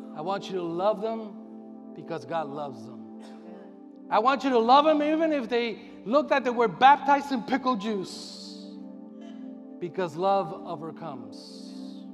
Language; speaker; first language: English; non-native, local second language; Spanish